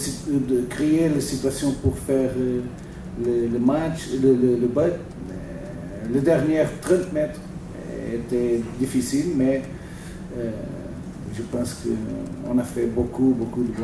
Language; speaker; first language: French; non-native, learner; Portuguese